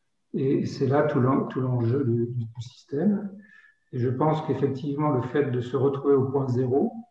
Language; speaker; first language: French; native; French